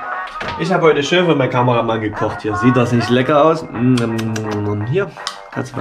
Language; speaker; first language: German; native; German